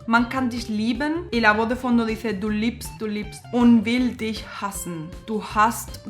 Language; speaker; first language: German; non-native, fluent; Spanish